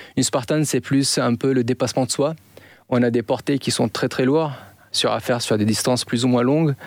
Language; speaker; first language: French; non-native, local second language; Arabic